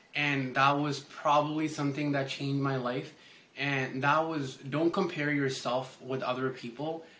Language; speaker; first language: English; early bilingual, other home language; Hindi